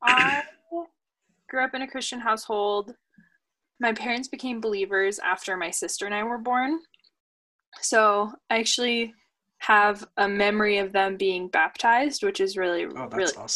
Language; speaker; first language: English; native; English